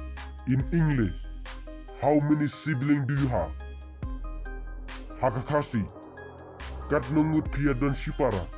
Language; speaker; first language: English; non-native, local second language; Khasi